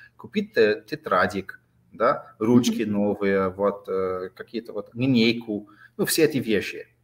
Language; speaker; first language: Russian; non-native, fluent; English